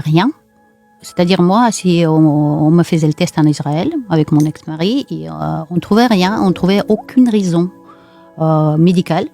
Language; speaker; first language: French; non-native, fluent; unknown